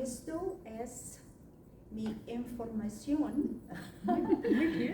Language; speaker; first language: Spanish; non-native, learner; Arabic